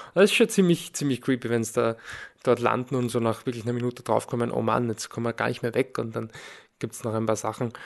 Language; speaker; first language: German; native; German